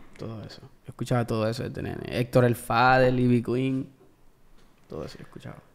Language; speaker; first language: Spanish; early bilingual, heritage; Spanish